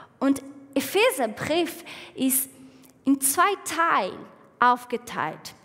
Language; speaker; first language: German; non-native, fluent; Portuguese